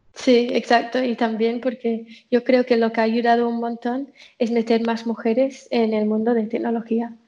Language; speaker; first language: Spanish; non-native, fluent; English